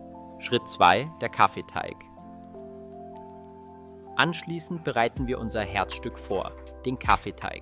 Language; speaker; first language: German; native; German